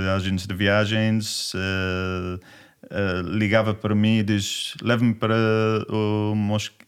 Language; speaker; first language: Portuguese; non-native, learner; English